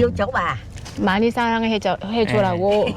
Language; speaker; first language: Korean; non-native, learner; Vietnamese